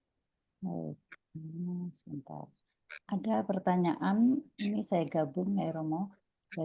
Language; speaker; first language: Indonesian; native; Indonesian